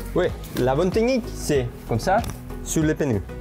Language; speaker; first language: French; non-native, learner; Spanish